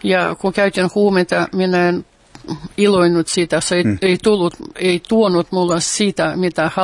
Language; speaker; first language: Finnish; non-native, fluent; Russian